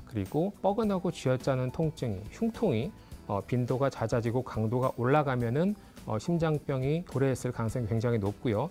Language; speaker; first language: Korean; native; Korean